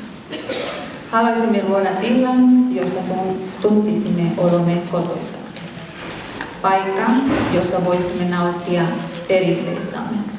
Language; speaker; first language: Finnish; non-native, fluent; Spanish